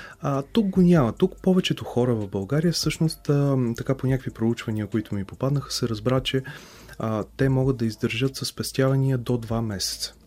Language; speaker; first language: Bulgarian; native; Bulgarian